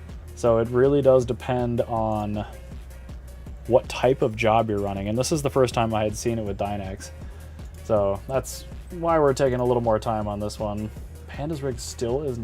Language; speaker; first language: English; native; English